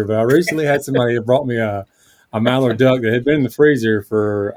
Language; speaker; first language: English; native; English